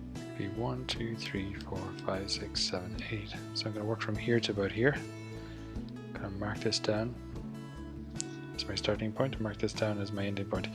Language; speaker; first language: English; native; English